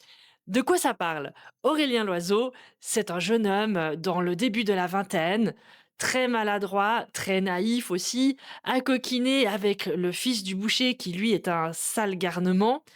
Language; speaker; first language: French; native; French